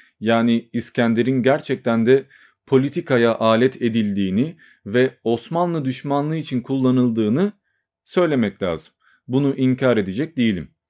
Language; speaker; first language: Turkish; native; Turkish